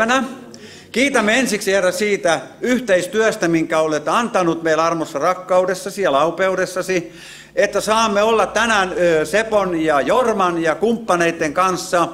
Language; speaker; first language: Finnish; native; Finnish